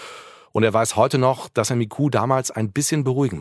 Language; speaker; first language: German; native; German